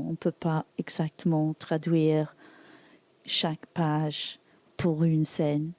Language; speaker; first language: French; non-native, learner; English